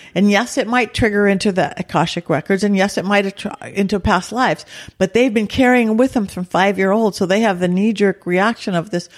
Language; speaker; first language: English; native; English